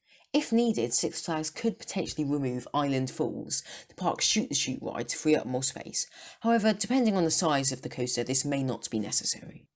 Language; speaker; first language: English; native; English